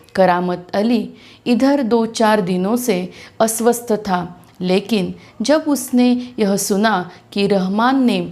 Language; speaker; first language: Hindi; non-native, local second language; Marathi